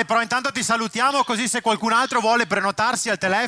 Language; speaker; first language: Italian; native; Italian